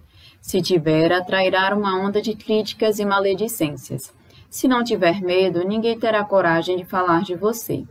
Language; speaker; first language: Portuguese; native; Portuguese